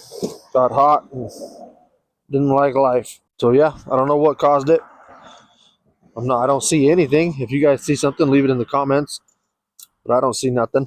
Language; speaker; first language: English; native; English